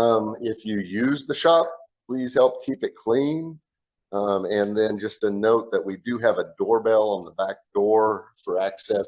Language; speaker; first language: English; native; English